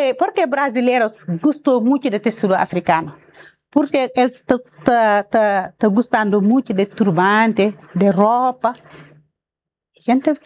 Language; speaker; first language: Portuguese; non-native, learner; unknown